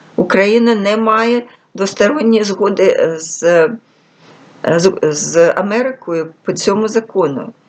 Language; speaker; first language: Ukrainian; non-native, local second language; Russian